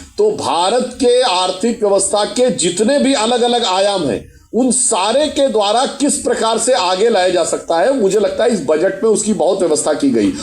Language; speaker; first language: Hindi; native; Hindi